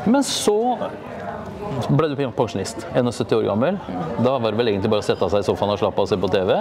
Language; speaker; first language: Norwegian; native; Norwegian